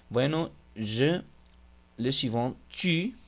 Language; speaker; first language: French; non-native, fluent; Spanish